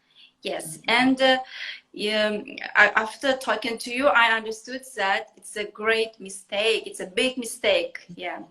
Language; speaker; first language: English; non-native, fluent; Kazakh